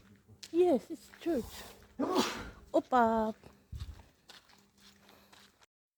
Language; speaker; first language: English; non-native, local second language; Filipino